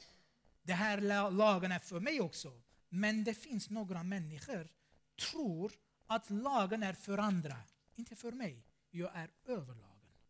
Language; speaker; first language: Swedish; non-native, fluent; Armenian